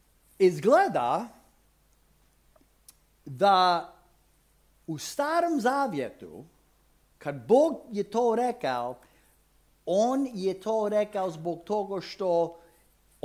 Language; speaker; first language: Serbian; non-native, fluent; English